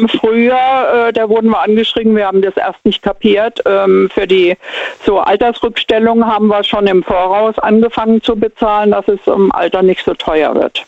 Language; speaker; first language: German; native; German